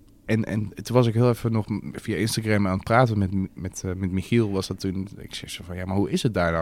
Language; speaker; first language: Dutch; native; Dutch